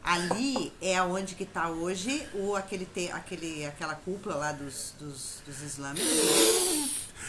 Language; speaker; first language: Portuguese; native; Portuguese